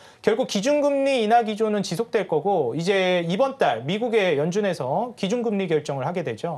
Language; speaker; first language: Korean; native; Korean